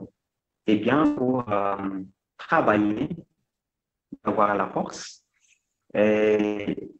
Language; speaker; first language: French; non-native, fluent; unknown